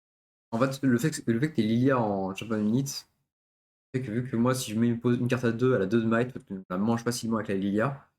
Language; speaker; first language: French; native; French